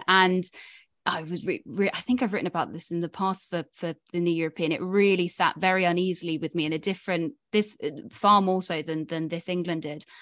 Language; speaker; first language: English; native; English